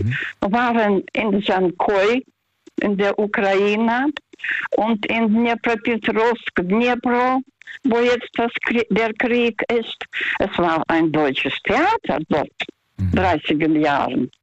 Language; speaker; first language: German; non-native, fluent; Russian